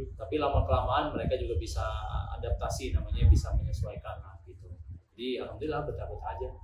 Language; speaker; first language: Indonesian; non-native, local second language; Sundanese